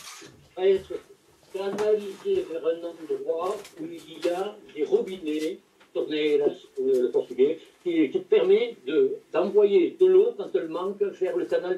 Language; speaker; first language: French; native; French